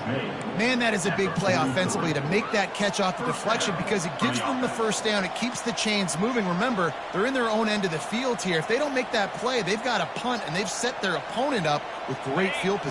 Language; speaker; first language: English; native; English